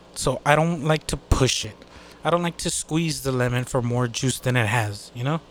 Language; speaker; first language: English; native; English